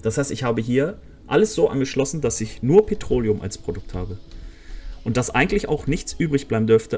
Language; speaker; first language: German; native; German